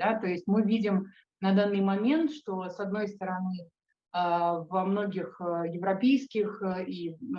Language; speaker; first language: Russian; native; Russian